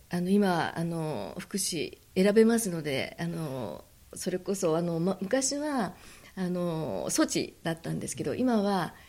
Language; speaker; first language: Japanese; native; Japanese